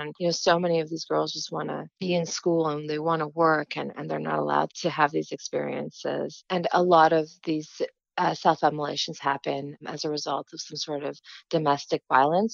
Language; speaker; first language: English; native; English